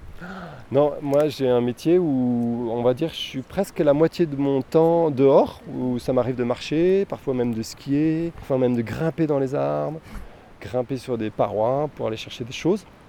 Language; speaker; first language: French; native; French